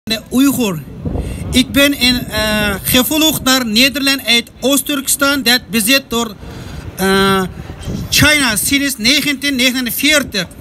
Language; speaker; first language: Dutch; non-native, learner; Uyghur